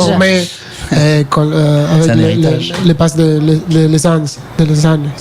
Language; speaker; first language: French; non-native, fluent; Spanish